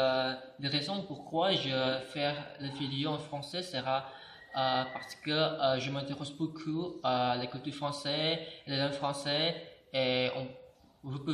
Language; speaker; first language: French; non-native, learner; Indonesian